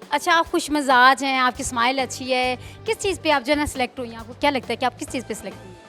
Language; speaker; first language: Urdu; native; Urdu